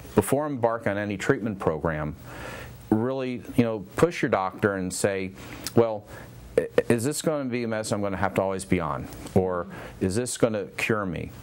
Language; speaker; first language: English; native; English